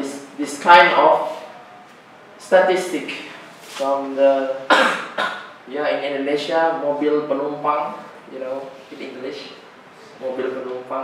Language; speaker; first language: English; non-native, learner; Indonesian